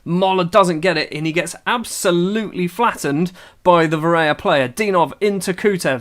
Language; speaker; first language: English; native; English